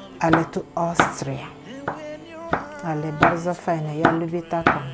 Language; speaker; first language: Polish; non-native, learner; Igbo